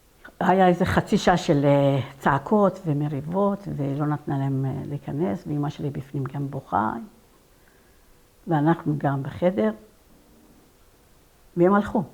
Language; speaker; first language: Hebrew; non-native, fluent; Persian